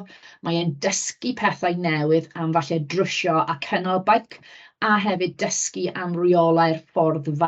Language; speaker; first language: Welsh; native; Welsh